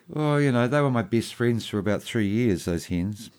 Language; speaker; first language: English; native; English